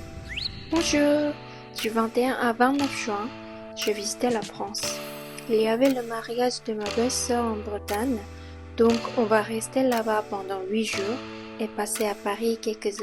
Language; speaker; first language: French; non-native, fluent; Korean